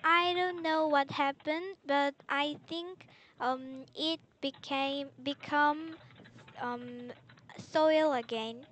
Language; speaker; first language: English; non-native, learner; Korean